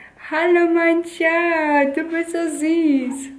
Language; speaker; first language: German; native; German